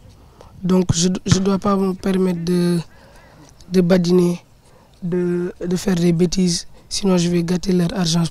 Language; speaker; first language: French; non-native, local second language; Wolof